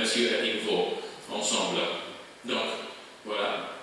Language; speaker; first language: French; non-native, fluent; Polish